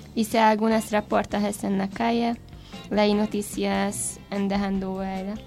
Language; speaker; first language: Spanish; non-native, fluent; Hungarian